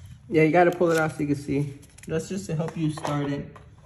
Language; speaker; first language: English; early bilingual, other home language; Spanish